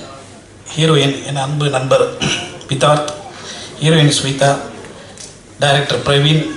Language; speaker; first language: Tamil; native; Tamil